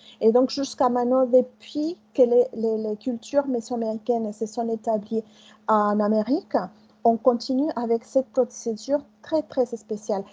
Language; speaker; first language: French; non-native, fluent; Spanish